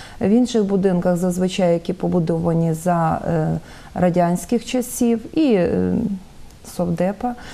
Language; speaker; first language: Ukrainian; native; Ukrainian